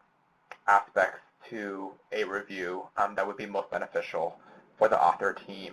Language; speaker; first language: English; native; English